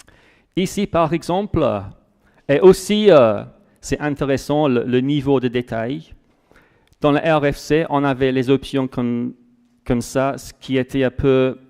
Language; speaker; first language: French; non-native, fluent; English